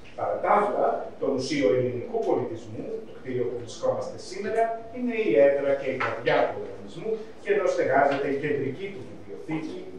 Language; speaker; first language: Greek; native; Greek